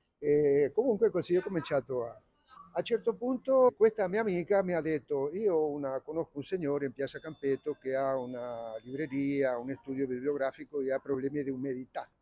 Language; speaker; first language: Italian; non-native, fluent; Spanish